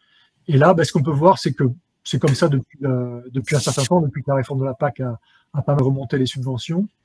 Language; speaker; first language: French; native; French